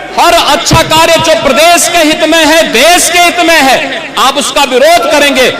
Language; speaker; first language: Hindi; native; Hindi